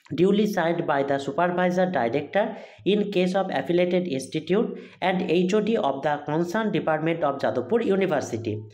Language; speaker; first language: English; non-native, local second language; Bangla